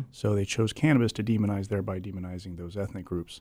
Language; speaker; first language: English; early bilingual, other home language; Spanish